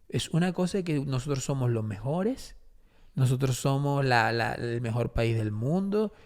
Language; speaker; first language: Spanish; native; Spanish